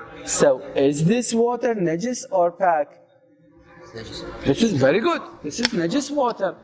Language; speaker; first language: English; non-native, fluent; Arabic